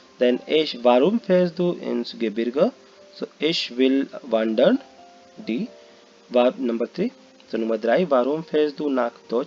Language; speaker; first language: German; non-native, learner; Hindi